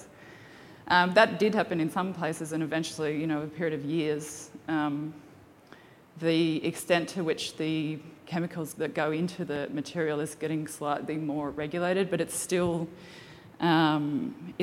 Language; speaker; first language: English; native; English